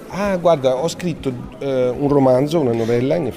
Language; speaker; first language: Italian; native; Italian